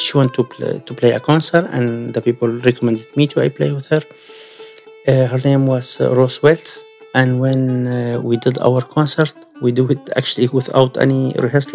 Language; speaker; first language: English; non-native, learner; Arabic